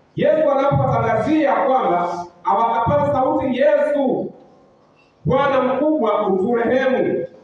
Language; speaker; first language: Swahili; non-native, local second language; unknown